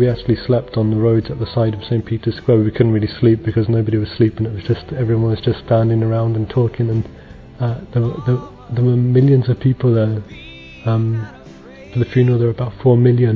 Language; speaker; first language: English; native; English